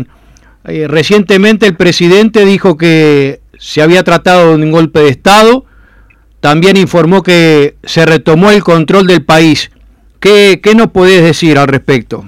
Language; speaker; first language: Spanish; native; Spanish